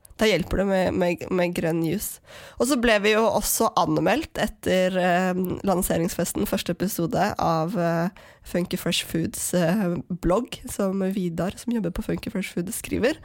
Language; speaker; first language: Norwegian; native; Norwegian